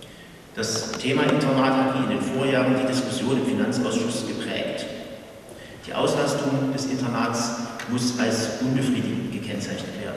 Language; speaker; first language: German; native; German